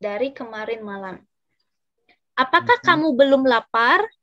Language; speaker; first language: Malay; non-native, fluent; Indonesian